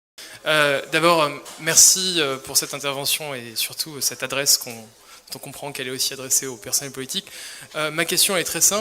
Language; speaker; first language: French; native; French